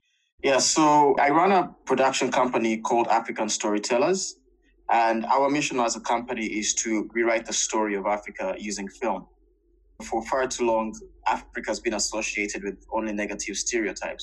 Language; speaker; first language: English; non-native, local second language; Ganda